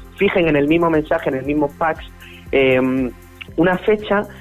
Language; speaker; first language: Spanish; native; Spanish